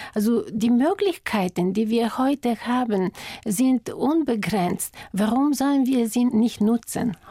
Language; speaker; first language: German; non-native, fluent; Bulgarian